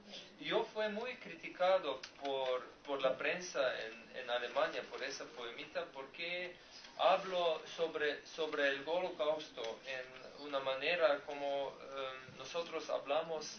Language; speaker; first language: Spanish; non-native, learner; Slovenian